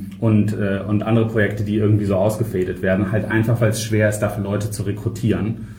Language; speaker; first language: German; native; German